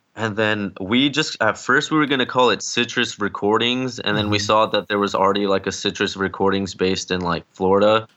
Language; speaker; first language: English; early bilingual, other home language; Spanish